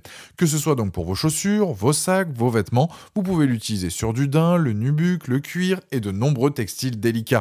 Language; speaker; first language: French; native; French